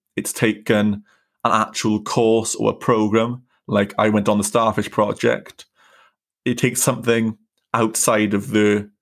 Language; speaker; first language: English; native; English